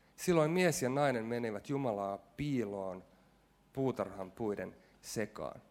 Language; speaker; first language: Finnish; native; Finnish